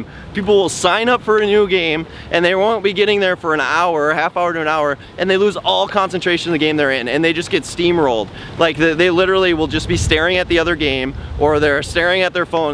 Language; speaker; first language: English; native; English